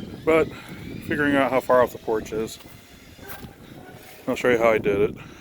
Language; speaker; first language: English; native; English